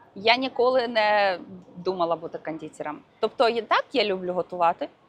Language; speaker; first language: Ukrainian; non-native, local second language; Russian